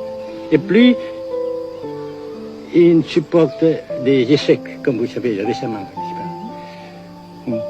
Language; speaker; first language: French; non-native, fluent; Vietnamese